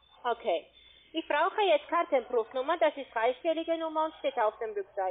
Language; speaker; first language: German; non-native, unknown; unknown